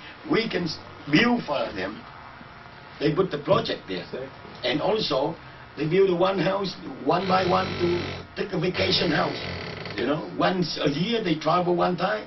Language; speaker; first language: English; non-native, learner; Vietnamese